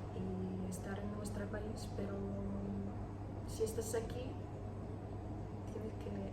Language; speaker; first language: Spanish; non-native, learner; Ukrainian